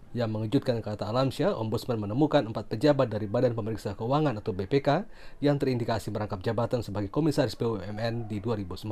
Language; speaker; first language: Indonesian; native; Indonesian